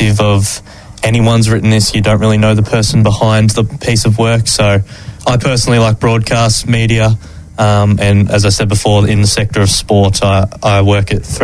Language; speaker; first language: English; native; English